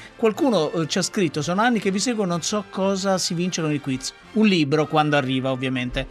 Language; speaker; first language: Italian; native; Italian